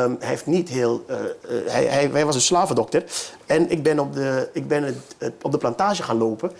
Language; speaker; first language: Dutch; native; Dutch